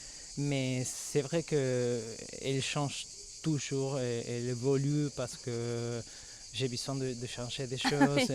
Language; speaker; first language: French; non-native, fluent; Spanish